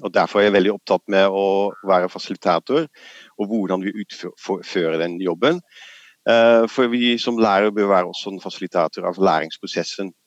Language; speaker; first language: Norwegian; non-native, fluent; Dutch